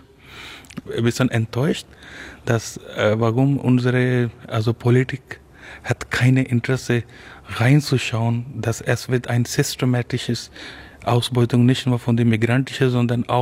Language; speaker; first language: German; non-native, learner; Urdu